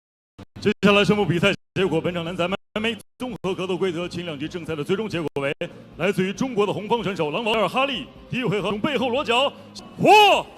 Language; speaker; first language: Chinese; native; Chinese